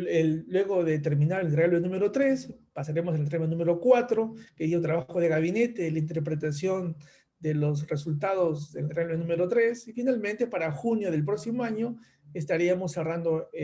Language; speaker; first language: Spanish; native; Spanish